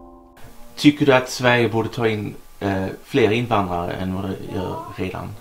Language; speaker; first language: Swedish; native; Swedish